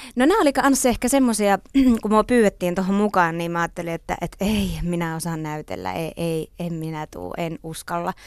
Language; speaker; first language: Finnish; non-native, local second language; Swedish